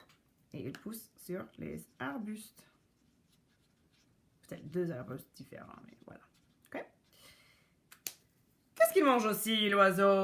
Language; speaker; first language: French; non-native, local second language; English